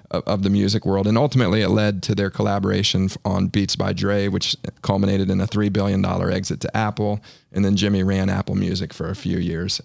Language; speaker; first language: English; native; English